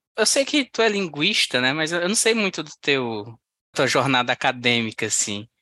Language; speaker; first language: Portuguese; native; Portuguese